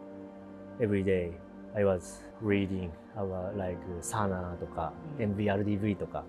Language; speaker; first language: English; non-native, learner; Japanese